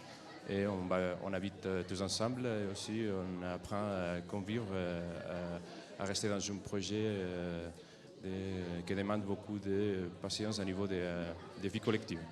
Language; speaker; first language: French; non-native, fluent; Catalan